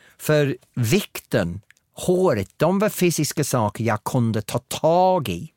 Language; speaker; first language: Swedish; non-native, fluent; English